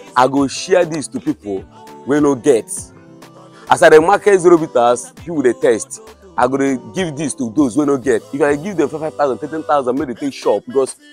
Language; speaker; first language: Nigerian Pidgin; non-native, local second language; Igbo